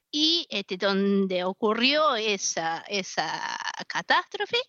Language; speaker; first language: Spanish; non-native, fluent; Japanese